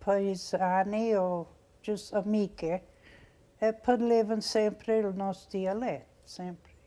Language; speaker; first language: Italian; early bilingual, heritage; Italian